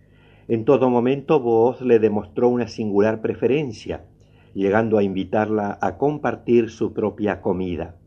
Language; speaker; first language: Spanish; native; Spanish